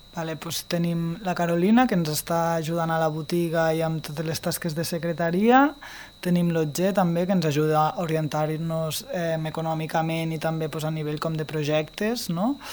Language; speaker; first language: Catalan; native; Catalan